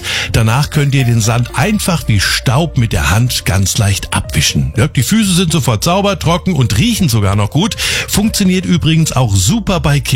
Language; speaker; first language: German; native; German